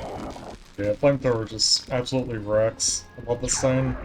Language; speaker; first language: English; native; English